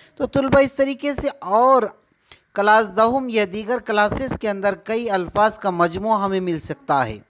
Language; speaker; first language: Urdu; native; Urdu